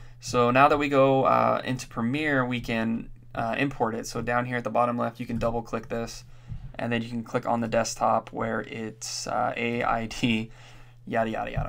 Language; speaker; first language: English; native; English